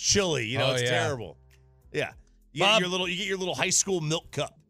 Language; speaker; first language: English; native; English